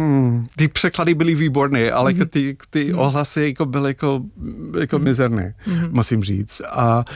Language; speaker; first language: Czech; non-native, fluent; English